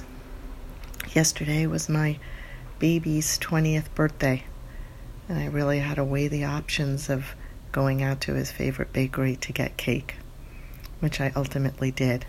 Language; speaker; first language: English; native; English